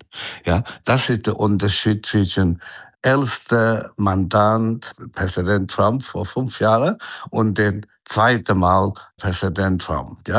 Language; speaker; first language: German; non-native, fluent; Chinese